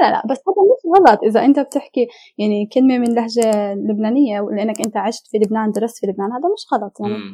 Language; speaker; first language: Arabic; native; Arabic